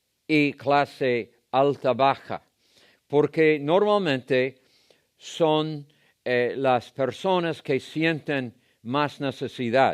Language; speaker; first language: Spanish; non-native, fluent; English